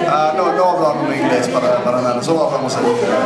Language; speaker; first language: Spanish; non-native, learner; English